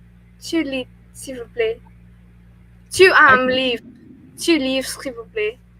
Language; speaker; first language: French; non-native, learner; English